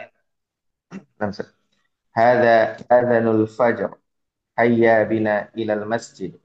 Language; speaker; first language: Arabic; non-native, learner; Indonesian